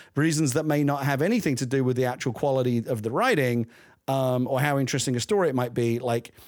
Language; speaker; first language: English; native; English